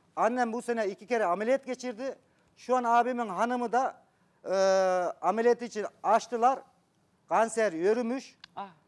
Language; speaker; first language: Turkish; native; Turkish